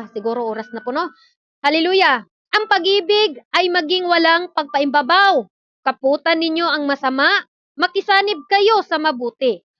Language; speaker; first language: Filipino; non-native, local second language; Cebuano